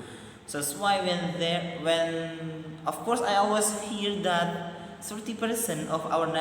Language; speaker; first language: English; non-native, learner; Madurese